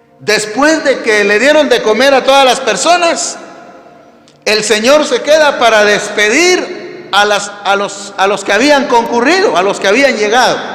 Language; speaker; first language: Spanish; native; Spanish